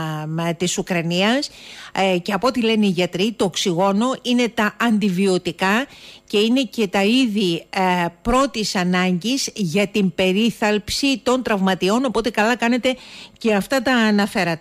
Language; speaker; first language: Greek; native; Greek